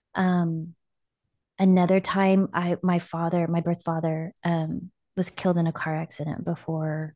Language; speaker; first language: English; native; English